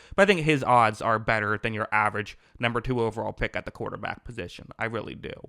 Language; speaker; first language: English; native; English